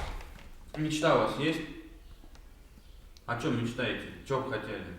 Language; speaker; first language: Russian; native; Russian